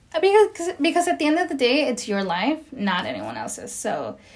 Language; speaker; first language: English; native; English